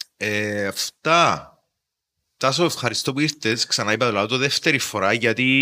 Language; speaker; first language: Greek; native; Greek